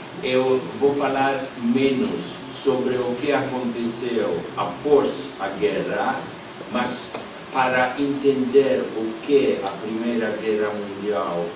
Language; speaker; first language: Portuguese; non-native, fluent; Polish